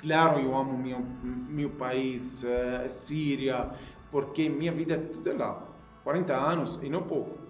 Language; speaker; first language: Portuguese; non-native, learner; Arabic